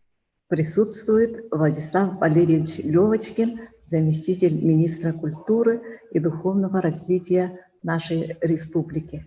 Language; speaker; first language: Russian; native; Russian